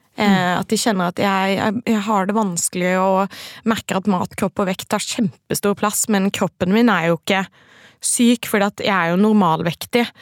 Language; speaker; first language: Norwegian; native; Norwegian